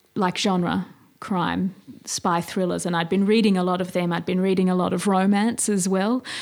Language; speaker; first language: English; native; English